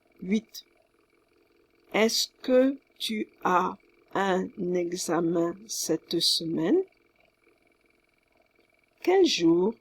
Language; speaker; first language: French; non-native, fluent; English